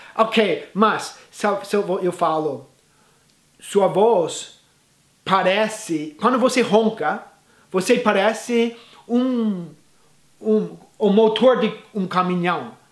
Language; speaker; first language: Portuguese; non-native, fluent; English